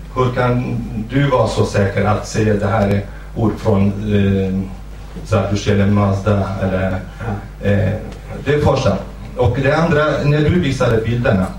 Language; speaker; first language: Swedish; non-native, fluent; Kurdish